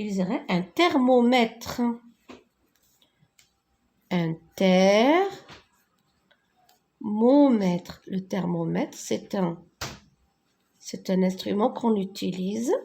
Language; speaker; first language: French; non-native, local second language; Arabic